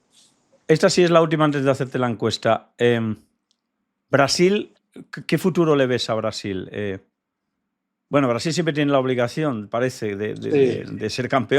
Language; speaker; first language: Spanish; native; Spanish